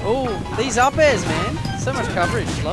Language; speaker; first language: English; native; English